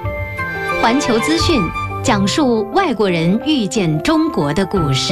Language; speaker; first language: Chinese; native; Chinese